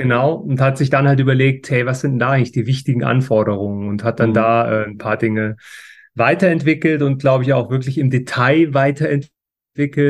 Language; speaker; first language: German; native; German